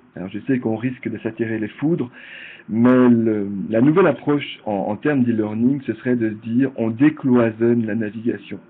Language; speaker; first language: French; native; French